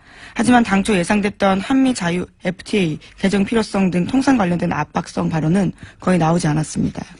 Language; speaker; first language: Korean; native; Korean